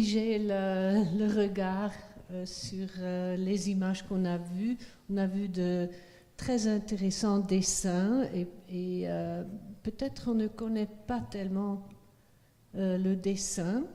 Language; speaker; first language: French; non-native, fluent; Swiss German